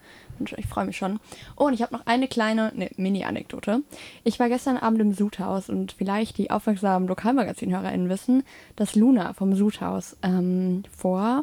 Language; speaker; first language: German; native; German